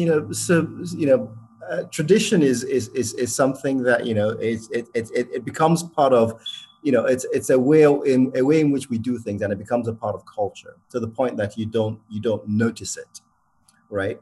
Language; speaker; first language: English; non-native, local second language; Yoruba